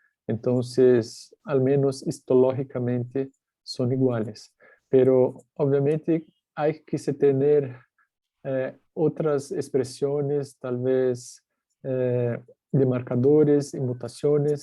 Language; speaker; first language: Spanish; non-native, fluent; Portuguese